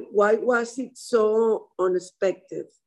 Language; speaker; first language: English; non-native, learner; Spanish